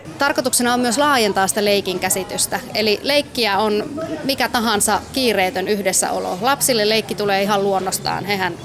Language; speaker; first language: Finnish; native; Finnish